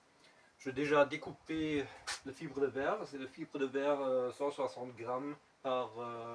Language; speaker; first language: French; non-native, fluent; German